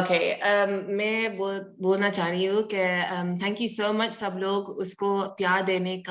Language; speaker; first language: Hindi; early bilingual, heritage; Hindi